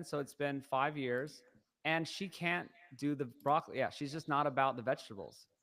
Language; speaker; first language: English; native; English